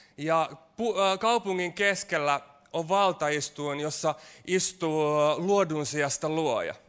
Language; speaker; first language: Finnish; native; Finnish